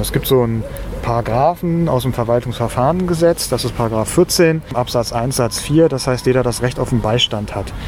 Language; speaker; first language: German; native; German